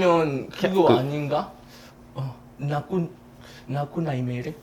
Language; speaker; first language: Korean; non-native, fluent; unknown